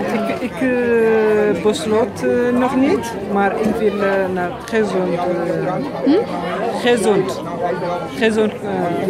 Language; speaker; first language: Dutch; non-native, learner; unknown